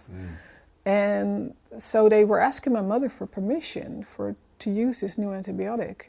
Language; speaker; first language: English; non-native, fluent; Dutch